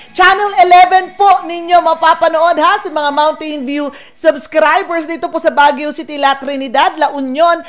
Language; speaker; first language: Filipino; native; Filipino